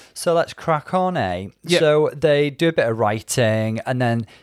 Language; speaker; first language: English; native; English